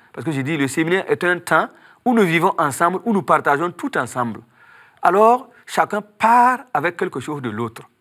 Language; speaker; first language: French; non-native, local second language; Mossi